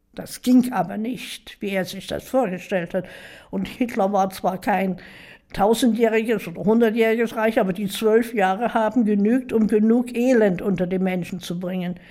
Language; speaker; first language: German; native; German